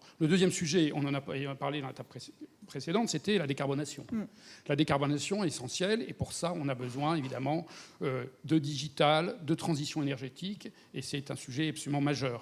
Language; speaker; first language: French; native; French